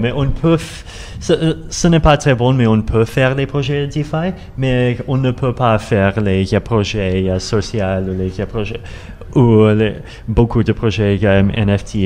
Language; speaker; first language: French; non-native, learner; Russian